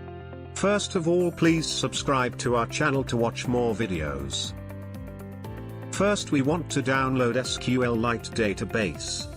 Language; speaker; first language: English; non-native, fluent; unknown